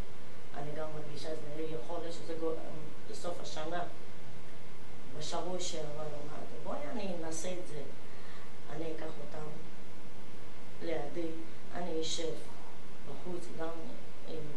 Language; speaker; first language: Hebrew; non-native, fluent; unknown